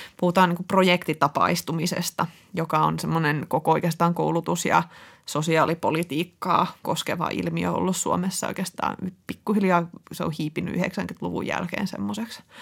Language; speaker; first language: Finnish; native; Finnish